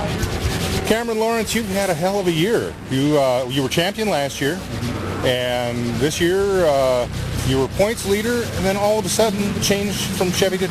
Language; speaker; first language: English; native; English